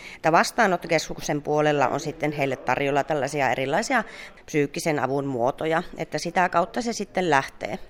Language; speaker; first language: Finnish; native; Finnish